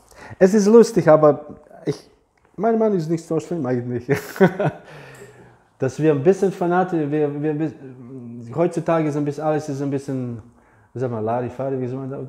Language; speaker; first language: German; non-native, fluent; English